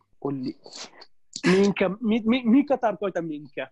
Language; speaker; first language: Finnish; non-native, learner; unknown